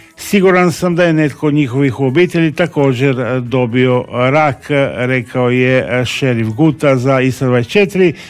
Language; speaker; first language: Croatian; native; Croatian